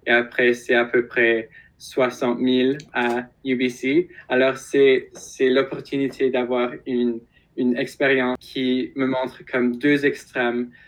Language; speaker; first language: French; non-native, local second language; English